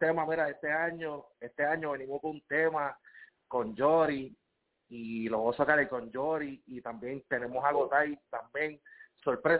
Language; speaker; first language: Spanish; native; Spanish